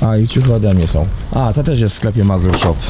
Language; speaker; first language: Polish; native; Polish